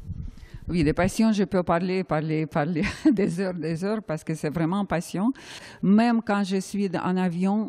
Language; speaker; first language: French; non-native, fluent; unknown